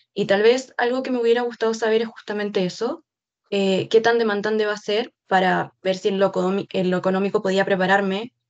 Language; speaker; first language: Spanish; native; Spanish